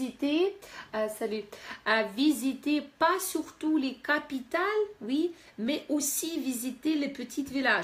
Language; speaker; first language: French; non-native, fluent; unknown